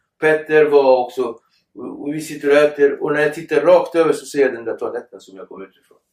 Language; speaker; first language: Swedish; early bilingual, other home language; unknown